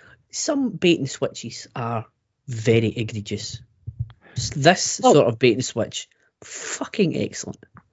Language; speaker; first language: English; native; English